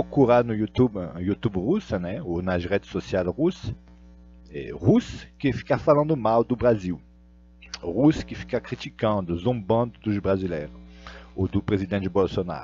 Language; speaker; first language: Portuguese; non-native, fluent; Russian